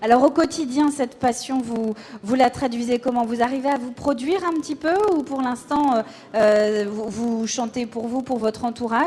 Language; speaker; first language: French; native; French